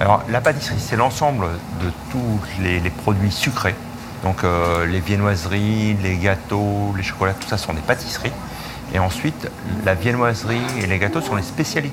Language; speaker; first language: French; native; French